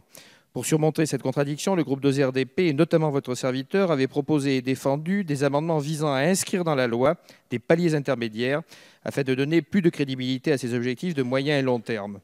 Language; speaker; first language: French; native; French